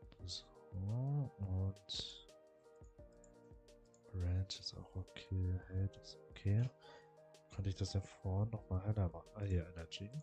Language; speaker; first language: German; native; German